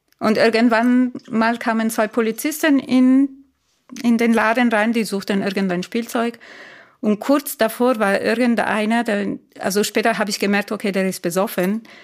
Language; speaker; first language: German; non-native, fluent; Spanish